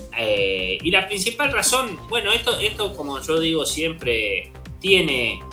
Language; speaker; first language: Spanish; native; Spanish